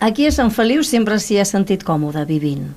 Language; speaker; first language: Catalan; native; Catalan